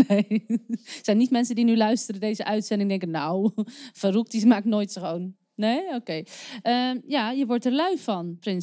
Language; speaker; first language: Dutch; native; Dutch